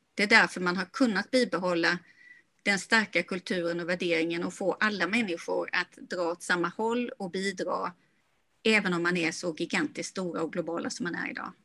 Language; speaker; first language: Swedish; native; Swedish